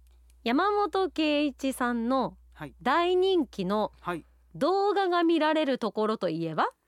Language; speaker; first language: Japanese; native; Japanese